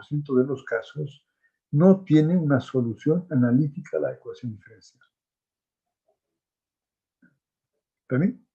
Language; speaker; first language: Spanish; native; Spanish